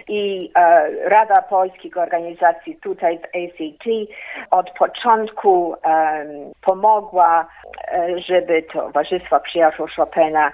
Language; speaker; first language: Polish; early bilingual, heritage; Polish